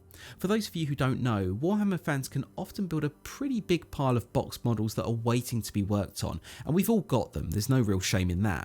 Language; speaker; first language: English; native; English